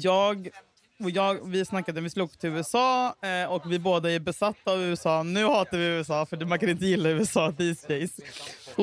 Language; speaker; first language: Swedish; native; Swedish